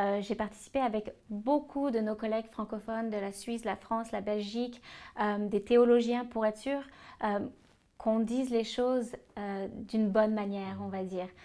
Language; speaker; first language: French; native; French